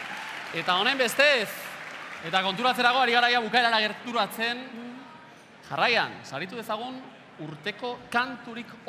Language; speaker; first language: Basque; native; Basque